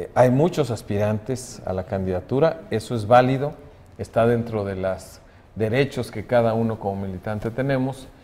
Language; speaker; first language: Spanish; native; Spanish